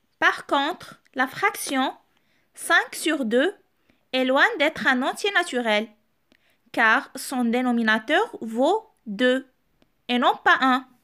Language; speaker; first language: French; non-native, local second language; Arabic